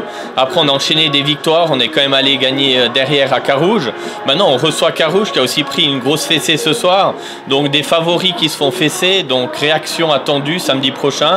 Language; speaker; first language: French; native; French